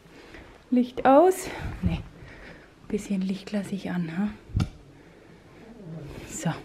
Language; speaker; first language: German; native; German